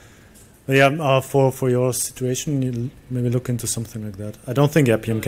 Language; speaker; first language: English; non-native, fluent; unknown